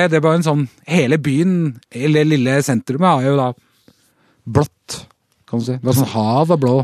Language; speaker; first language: Norwegian; native; Norwegian